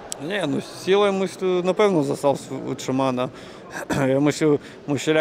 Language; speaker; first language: Polish; non-native, learner; Russian